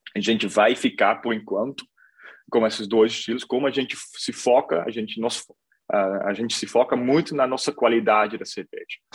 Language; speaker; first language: Portuguese; non-native, fluent; Dutch